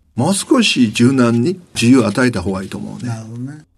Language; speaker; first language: Japanese; non-native, fluent; Chinese